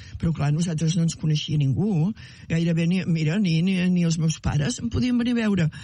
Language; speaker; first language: Catalan; native; Catalan